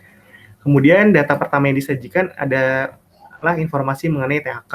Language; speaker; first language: Indonesian; native; Indonesian